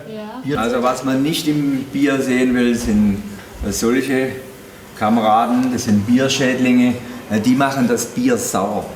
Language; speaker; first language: German; native; German